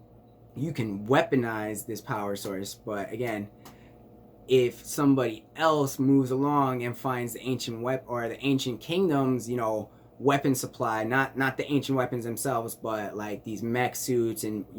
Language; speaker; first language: English; native; English